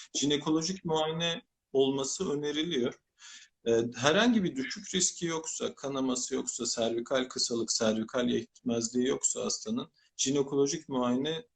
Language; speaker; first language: Turkish; native; Turkish